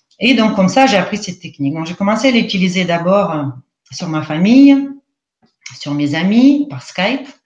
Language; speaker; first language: French; non-native, fluent; Russian